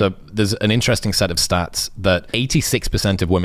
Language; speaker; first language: English; native; English